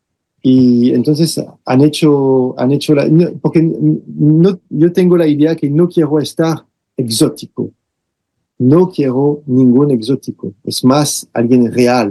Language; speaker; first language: Spanish; non-native, fluent; French